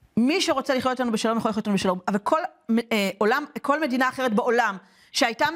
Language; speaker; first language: Hebrew; native; Hebrew